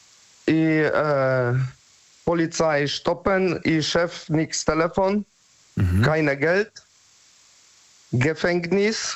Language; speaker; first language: German; non-native, learner; Polish